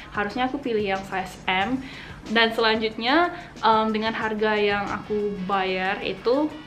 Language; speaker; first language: Indonesian; early bilingual, heritage; Indonesian